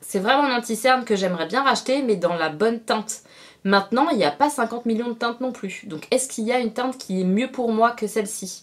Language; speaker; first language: French; native; French